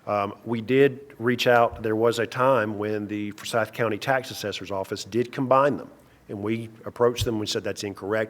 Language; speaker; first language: English; native; English